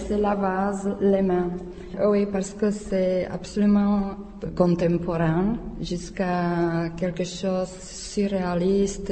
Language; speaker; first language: French; non-native, learner; Czech